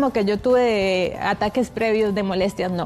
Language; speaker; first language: Spanish; native; Spanish